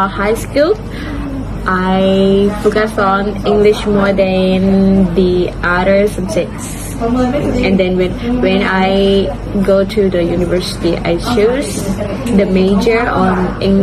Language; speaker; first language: English; non-native, learner; Thai